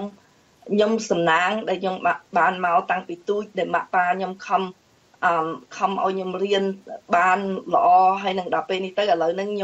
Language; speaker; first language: Khmer; early bilingual, heritage; Khmer